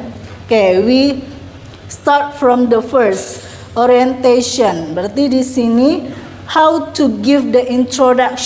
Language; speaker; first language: English; non-native, learner; Indonesian